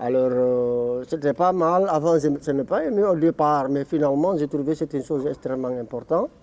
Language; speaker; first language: French; non-native, local second language; Fula